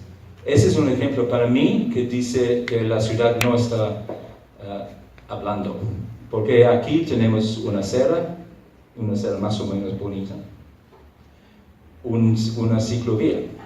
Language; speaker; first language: Spanish; non-native, fluent; English